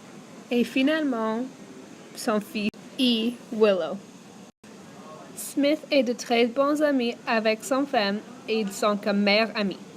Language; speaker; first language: French; non-native, local second language; English